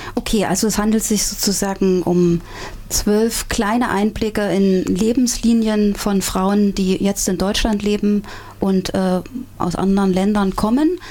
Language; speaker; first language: German; native; German